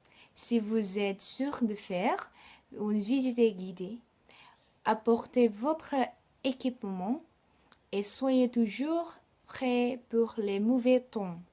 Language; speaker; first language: French; non-native, learner; Indonesian